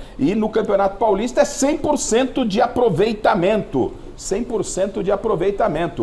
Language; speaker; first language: Portuguese; native; Portuguese